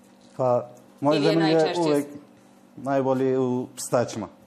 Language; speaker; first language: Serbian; non-native, learner; Turkish